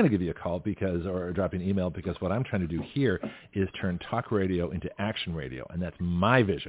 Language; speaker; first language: English; native; English